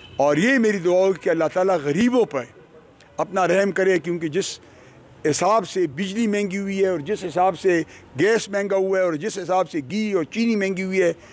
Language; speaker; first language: Urdu; non-native, local second language; Pashto